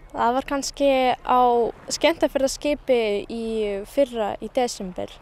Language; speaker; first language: Icelandic; early bilingual, heritage; Icelandic